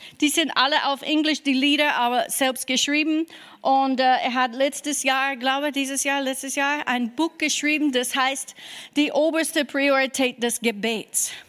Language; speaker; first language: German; non-native, fluent; English